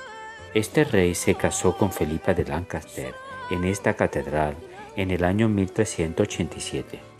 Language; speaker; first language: Spanish; native; Spanish